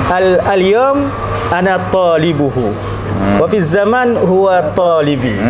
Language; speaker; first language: Arabic; non-native, learner; Indonesian